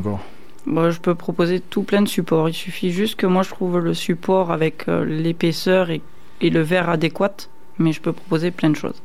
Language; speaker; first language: French; native; French